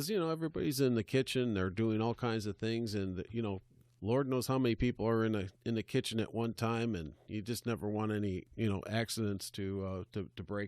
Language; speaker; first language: English; native; English